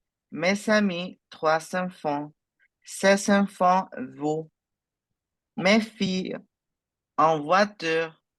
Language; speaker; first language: French; non-native, fluent; Spanish